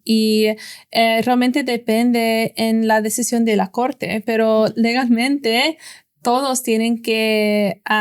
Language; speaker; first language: Spanish; non-native, fluent; English